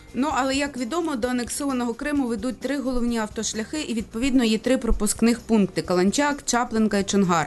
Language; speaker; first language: Ukrainian; native; Ukrainian